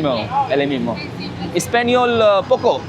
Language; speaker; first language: Spanish; non-native, learner; Hindi